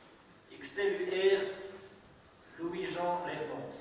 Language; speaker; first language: Dutch; non-native, local second language; French